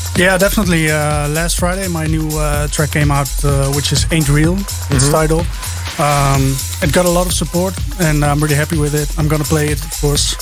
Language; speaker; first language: English; non-native, fluent; Dutch